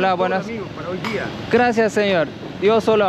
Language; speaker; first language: Spanish; non-native, learner; Turkish